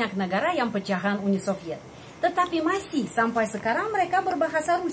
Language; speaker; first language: Indonesian; non-native, fluent; Russian